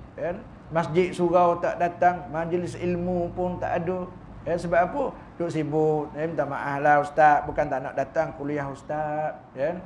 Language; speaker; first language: Malay; native; Malay